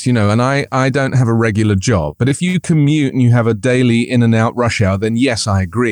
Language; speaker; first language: English; native; English